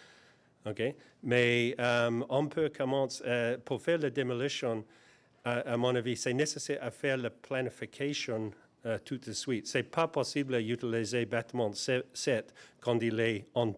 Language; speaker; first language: French; non-native, learner; English